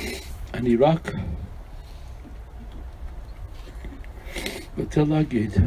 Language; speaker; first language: Hebrew; non-native, fluent; English